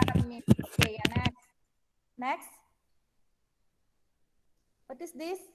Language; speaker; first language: English; non-native, learner; Indonesian